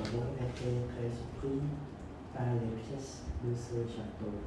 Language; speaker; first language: French; non-native, learner; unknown